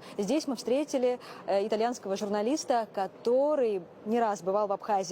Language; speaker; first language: Russian; native; Russian